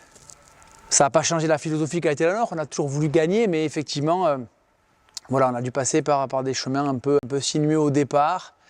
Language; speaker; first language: French; native; French